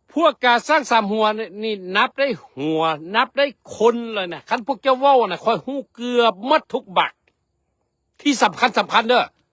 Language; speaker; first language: Lao; non-native, local second language; Hmong